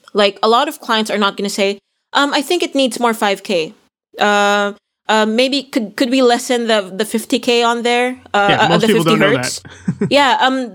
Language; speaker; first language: English; non-native, local second language; Filipino